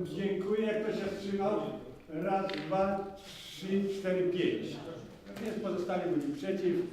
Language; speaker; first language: Polish; native; Polish